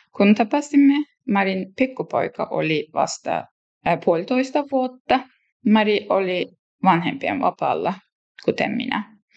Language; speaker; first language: Finnish; non-native, learner; Turkish